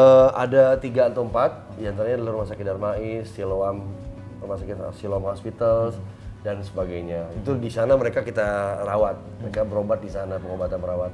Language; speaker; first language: Indonesian; native; Indonesian